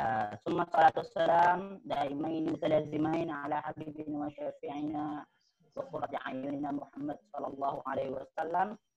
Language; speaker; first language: Arabic; non-native, learner; Indonesian